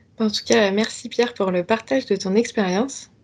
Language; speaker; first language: French; native; French